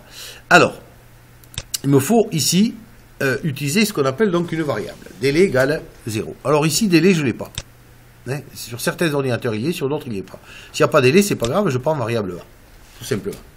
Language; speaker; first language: French; native; French